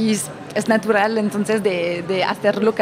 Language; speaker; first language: Spanish; non-native, fluent; French